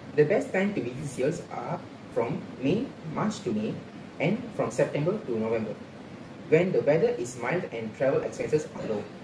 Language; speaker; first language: English; non-native, local second language; Tamil